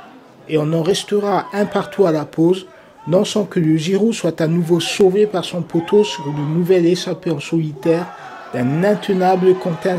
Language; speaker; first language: French; native; French